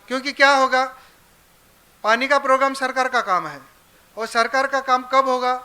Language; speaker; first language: Hindi; non-native, local second language; Marathi